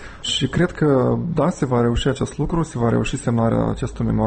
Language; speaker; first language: Romanian; native; Romanian